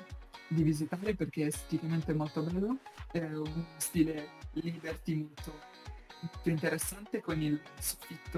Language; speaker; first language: Italian; native; Italian